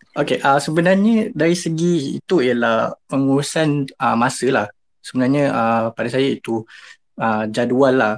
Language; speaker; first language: Malay; native; Malay